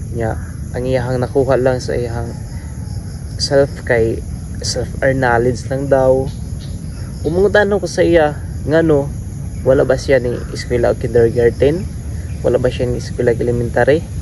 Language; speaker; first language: Cebuano; non-native, local second language; Hiligaynon